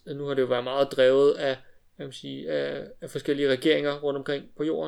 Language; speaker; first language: Danish; native; Danish